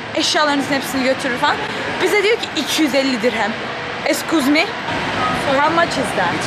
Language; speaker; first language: Turkish; native; Turkish